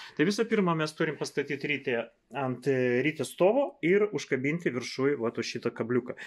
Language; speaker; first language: Lithuanian; non-native, local second language; Russian